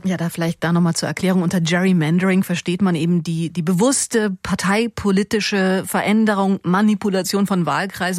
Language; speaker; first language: German; native; German